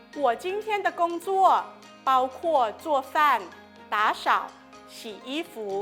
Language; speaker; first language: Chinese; non-native, fluent; Thai